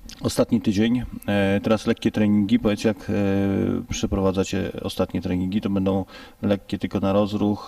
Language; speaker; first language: Polish; native; Polish